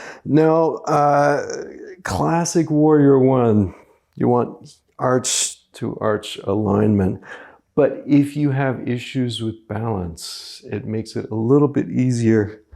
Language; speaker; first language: English; native; English